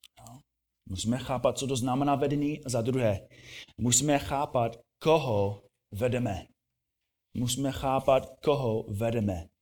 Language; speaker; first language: Czech; non-native, fluent; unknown